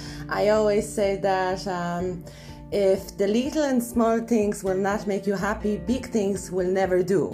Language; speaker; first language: English; non-native, fluent; Polish